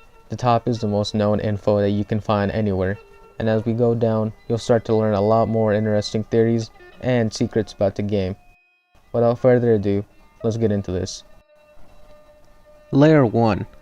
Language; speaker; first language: English; native; English